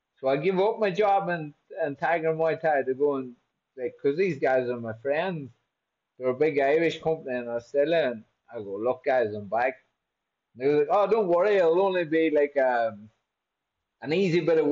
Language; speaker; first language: English; native; English